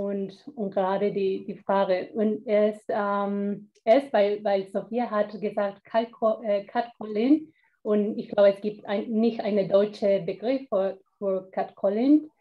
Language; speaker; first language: German; non-native, fluent; Spanish